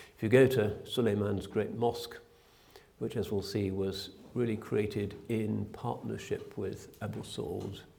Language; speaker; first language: English; native; English